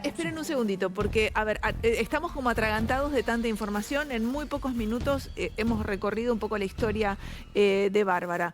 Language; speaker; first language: Spanish; native; Spanish